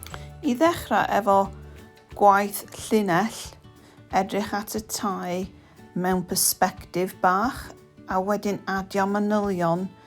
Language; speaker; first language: Welsh; non-native, local second language; English